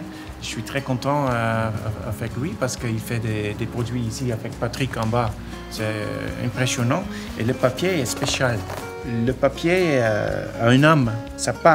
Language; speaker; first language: French; non-native, learner; Dutch